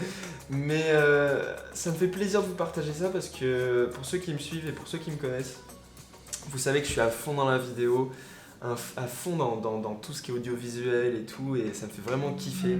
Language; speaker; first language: French; native; French